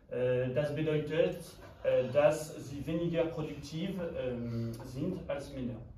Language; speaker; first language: German; non-native, learner; French